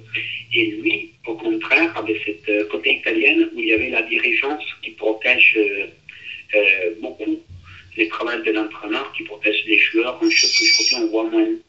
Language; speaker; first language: French; non-native, fluent; Italian